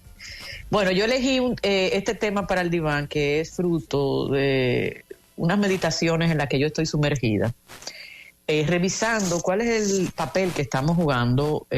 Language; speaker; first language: Spanish; native; Spanish